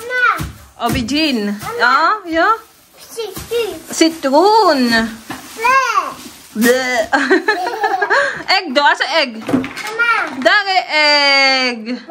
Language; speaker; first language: Swedish; non-native, learner; Filipino